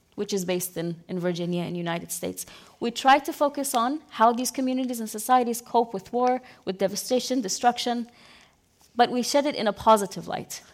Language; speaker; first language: English; non-native, fluent; Arabic